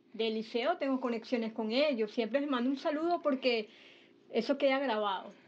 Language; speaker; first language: Spanish; native; Spanish